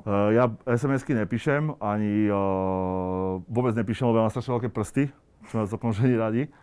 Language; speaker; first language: Slovak; native; Slovak